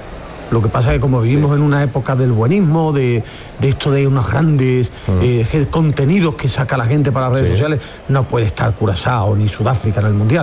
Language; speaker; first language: Spanish; native; Spanish